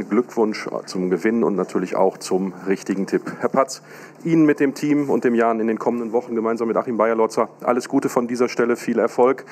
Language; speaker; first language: German; native; German